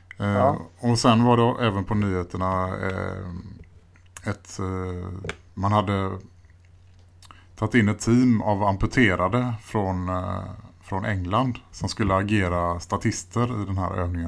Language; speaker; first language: Swedish; native; Swedish